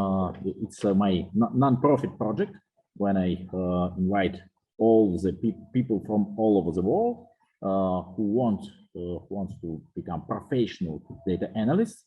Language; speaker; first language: English; non-native, fluent; Russian